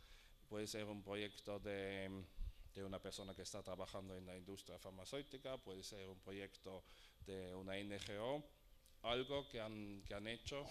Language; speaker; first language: Spanish; non-native, fluent; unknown